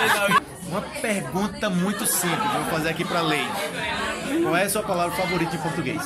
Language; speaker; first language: Portuguese; native; Portuguese